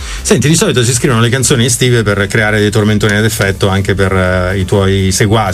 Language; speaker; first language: Italian; native; Italian